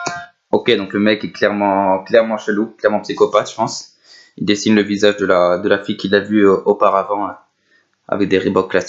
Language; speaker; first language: French; native; French